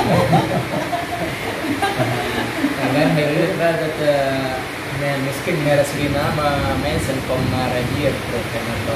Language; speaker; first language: Dutch; non-native, learner; Indonesian